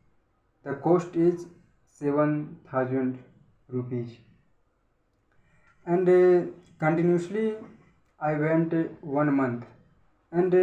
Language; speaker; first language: English; non-native, learner; Hindi